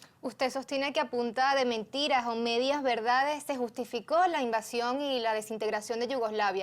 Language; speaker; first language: Spanish; native; Spanish